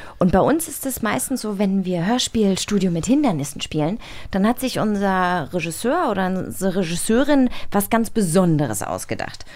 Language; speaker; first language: German; native; German